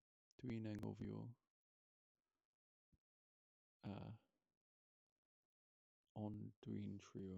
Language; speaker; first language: Welsh; non-native, learner; English